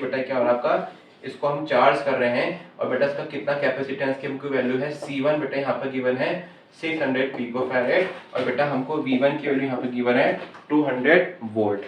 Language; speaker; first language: Hindi; native; Hindi